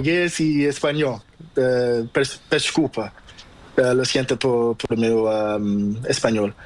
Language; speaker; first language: Spanish; non-native, learner; Portuguese